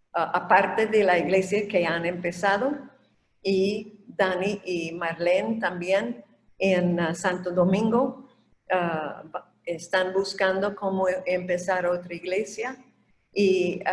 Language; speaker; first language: Spanish; non-native, fluent; English